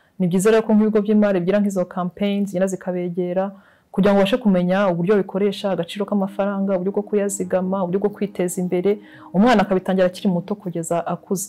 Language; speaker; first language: Kinyarwanda; early bilingual, heritage; Kinyarwanda